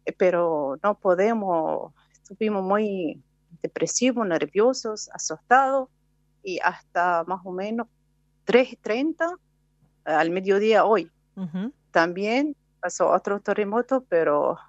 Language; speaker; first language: Spanish; non-native, fluent; Arabic